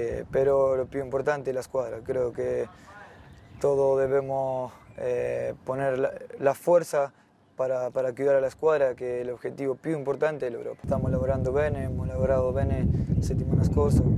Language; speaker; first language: Italian; non-native, fluent; Spanish